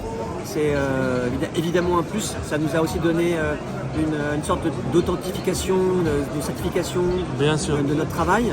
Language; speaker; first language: French; native; French